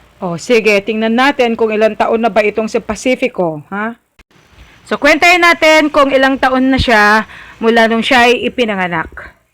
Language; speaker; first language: Filipino; non-native, local second language; Iloko